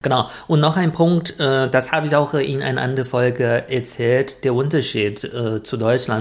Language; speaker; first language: German; non-native, fluent; Chinese